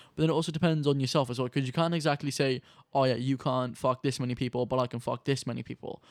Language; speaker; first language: English; native; English